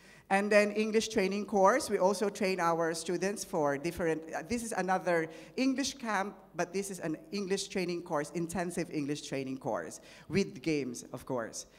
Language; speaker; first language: English; non-native, local second language; Filipino